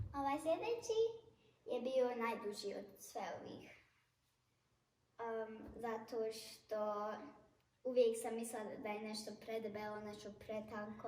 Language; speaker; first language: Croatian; early bilingual, heritage; Bosnian